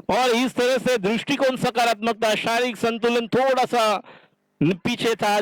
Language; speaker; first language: Hindi; non-native, local second language; Marathi